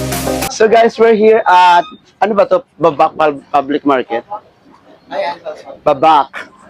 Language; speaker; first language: Filipino; native; Filipino